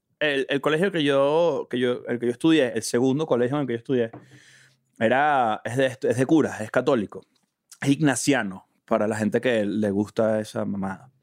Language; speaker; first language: Spanish; native; Spanish